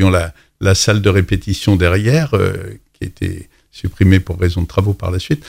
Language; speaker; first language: French; native; French